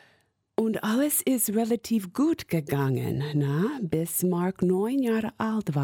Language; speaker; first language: German; non-native, fluent; English